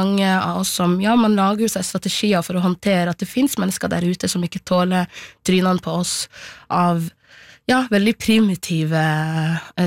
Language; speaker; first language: Norwegian; non-native, local second language; Somali